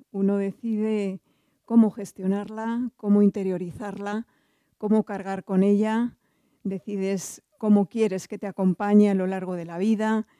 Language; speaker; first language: Spanish; native; Spanish